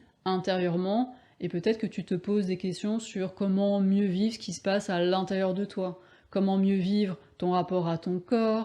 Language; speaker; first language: French; native; French